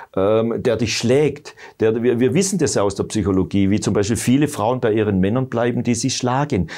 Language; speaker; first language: German; native; German